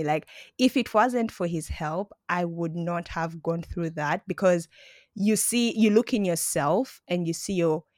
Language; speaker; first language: English; non-native, local second language; Ganda